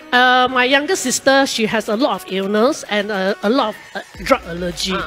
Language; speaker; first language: English; non-native, local second language; Chinese